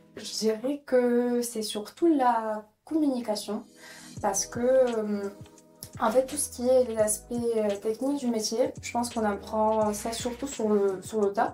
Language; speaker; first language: French; non-native, fluent; Ukrainian